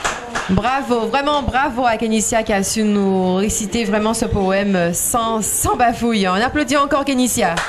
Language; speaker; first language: French; native; French